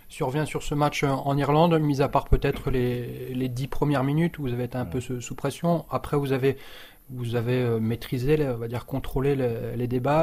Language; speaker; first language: French; native; French